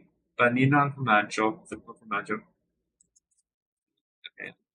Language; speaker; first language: Italian; non-native, learner; English